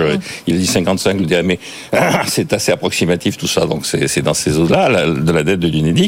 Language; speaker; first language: French; native; French